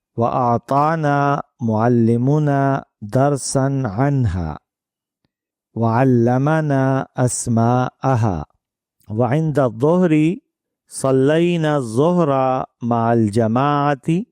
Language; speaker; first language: Arabic; non-native, fluent; Urdu